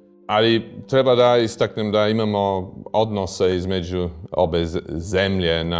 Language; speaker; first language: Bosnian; non-native, fluent; English